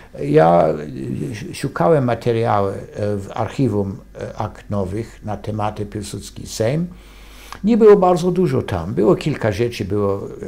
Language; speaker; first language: Polish; non-native, fluent; English